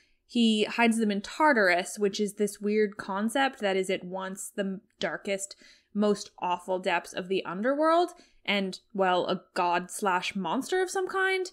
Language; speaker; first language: English; native; English